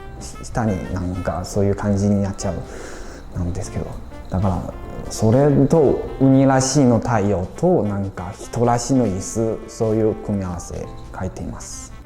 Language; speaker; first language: Japanese; non-native, fluent; Chinese